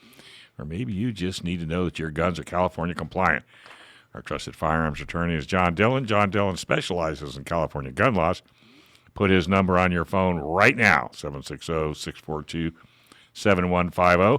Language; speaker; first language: English; native; English